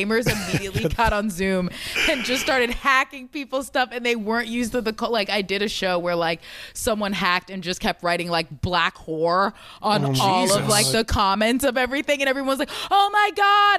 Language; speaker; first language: English; native; English